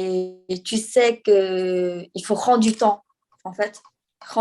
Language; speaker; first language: French; non-native, fluent; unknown